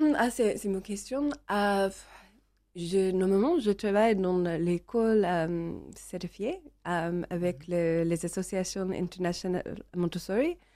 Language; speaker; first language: French; non-native, learner; English